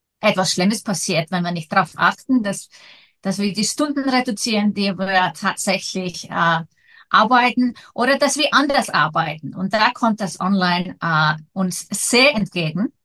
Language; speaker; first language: German; non-native, fluent; Icelandic